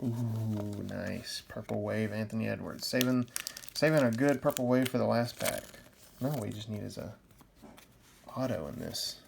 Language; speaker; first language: English; native; English